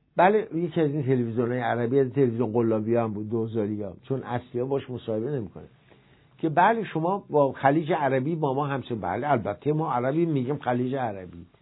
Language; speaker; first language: Persian; native; Persian